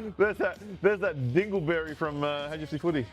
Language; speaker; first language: English; native; English